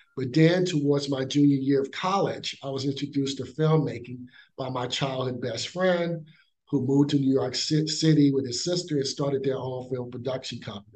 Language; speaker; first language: English; native; English